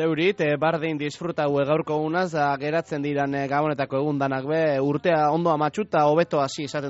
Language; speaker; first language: Basque; native; Basque